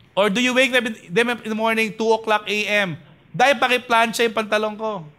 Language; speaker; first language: English; non-native, local second language; Filipino